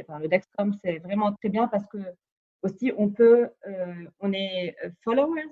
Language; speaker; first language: French; non-native, fluent; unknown